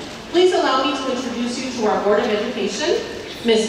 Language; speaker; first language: English; early bilingual, other home language; Spanish